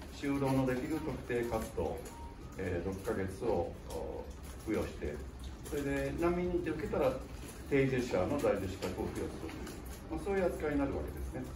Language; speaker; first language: Japanese; native; Japanese